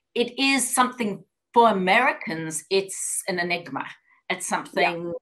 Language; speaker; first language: English; native; English